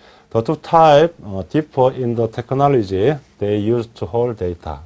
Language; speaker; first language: English; non-native, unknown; Korean